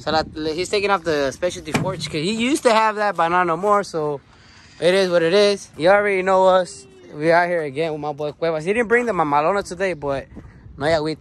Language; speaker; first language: English; early bilingual, other home language; Spanish